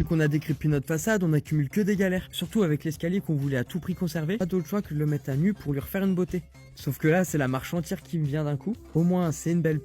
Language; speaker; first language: French; native; French